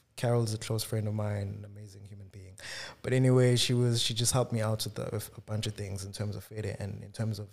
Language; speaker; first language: English; non-native, local second language; Zulu